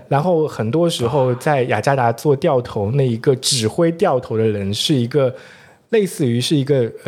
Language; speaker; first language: Chinese; native; Chinese